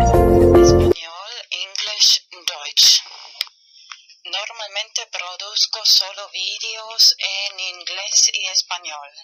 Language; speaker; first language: Spanish; non-native, fluent; German